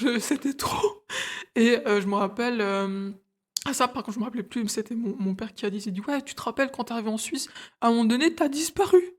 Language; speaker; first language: French; early bilingual, other home language; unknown